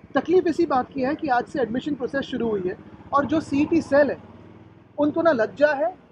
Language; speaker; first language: Hindi; non-native, local second language; Marathi